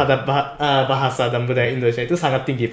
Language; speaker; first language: Indonesian; non-native, fluent; Japanese